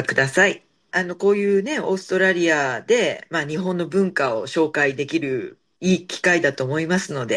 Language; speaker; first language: Japanese; native; Japanese